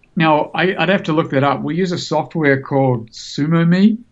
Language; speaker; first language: English; native; English